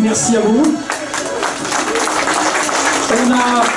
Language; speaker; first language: French; native; French